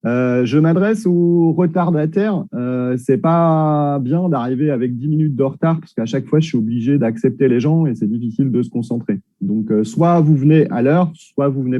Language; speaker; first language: French; native; French